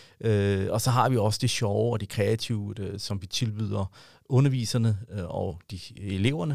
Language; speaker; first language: Danish; early bilingual, other home language; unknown